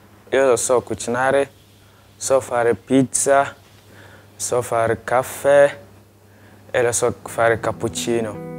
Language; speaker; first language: Italian; non-native, learner; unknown